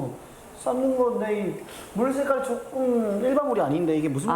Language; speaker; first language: Korean; native; Korean